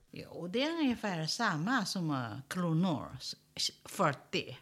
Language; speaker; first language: Swedish; non-native, learner; Chinese